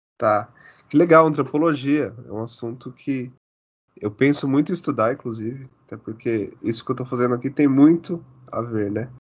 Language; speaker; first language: Portuguese; native; Portuguese